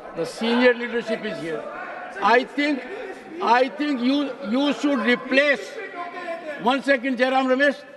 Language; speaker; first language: English; non-native, local second language; Hindi